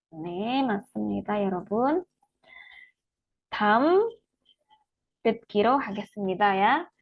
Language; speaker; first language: Korean; non-native, fluent; Indonesian